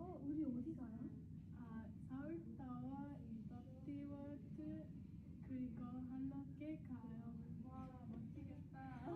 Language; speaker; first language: Korean; non-native, learner; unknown